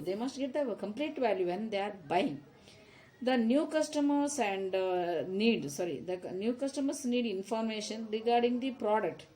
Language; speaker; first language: English; non-native, local second language; Kannada